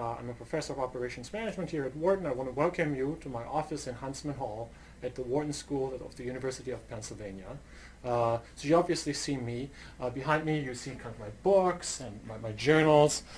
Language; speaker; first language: English; non-native, fluent; German